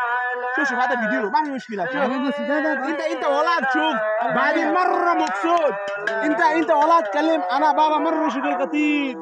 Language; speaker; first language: Arabic; non-native, learner; Bangla